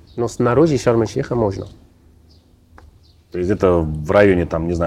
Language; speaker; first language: Russian; non-native, learner; Arabic